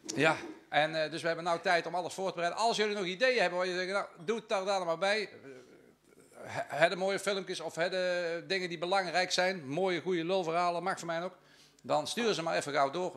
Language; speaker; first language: Dutch; native; Dutch